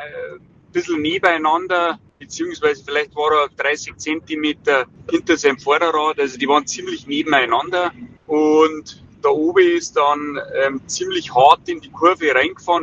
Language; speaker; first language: German; native; German